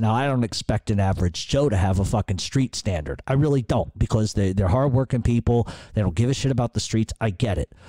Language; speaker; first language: English; native; English